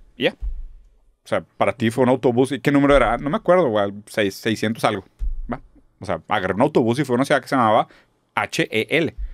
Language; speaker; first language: Spanish; non-native, fluent; German